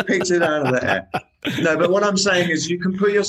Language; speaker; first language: English; native; English